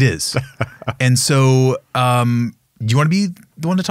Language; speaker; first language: English; native; English